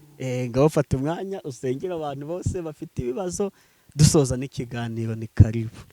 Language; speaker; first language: Kinyarwanda; native; Kinyarwanda